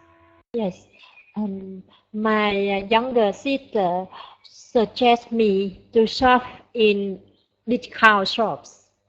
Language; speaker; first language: English; non-native, learner; Vietnamese